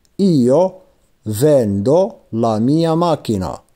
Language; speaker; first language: Italian; non-native, fluent; Arabic